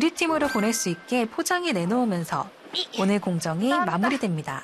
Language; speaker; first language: Korean; native; Korean